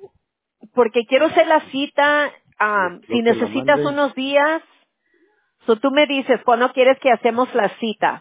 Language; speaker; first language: Spanish; early bilingual, heritage; English